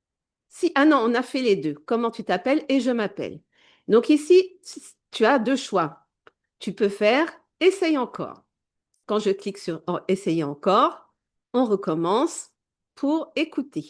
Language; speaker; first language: French; native; French